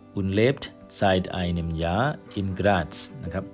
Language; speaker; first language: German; non-native, fluent; Thai